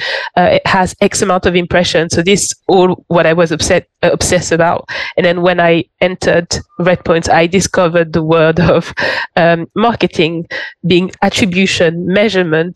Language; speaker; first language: English; non-native, fluent; French